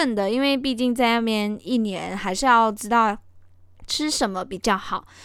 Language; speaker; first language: Chinese; native; Chinese